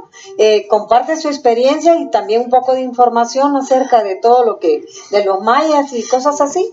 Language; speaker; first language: Spanish; native; Spanish